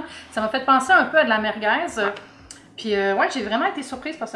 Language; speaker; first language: French; native; French